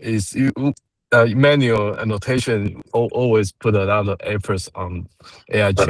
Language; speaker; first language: English; non-native, learner; Chinese